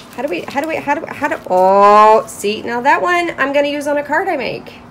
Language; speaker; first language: English; native; English